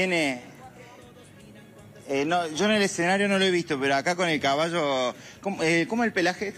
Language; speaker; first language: Spanish; native; Spanish